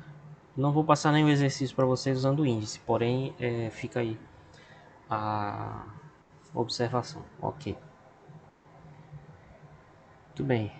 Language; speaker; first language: Portuguese; native; Portuguese